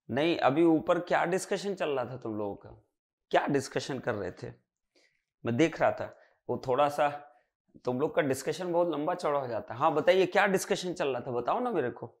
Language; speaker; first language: Hindi; native; Hindi